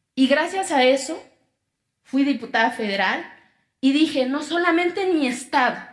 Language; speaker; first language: Spanish; non-native, local second language; Zapotec